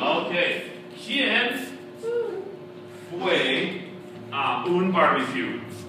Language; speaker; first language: Spanish; non-native, fluent; English